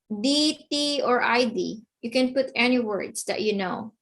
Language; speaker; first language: English; non-native, fluent; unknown